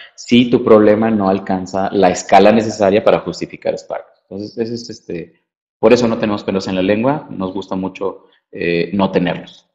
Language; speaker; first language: Spanish; native; Spanish